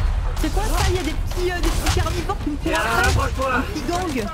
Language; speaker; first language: French; native; French